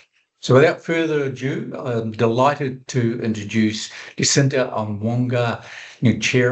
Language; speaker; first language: English; native; English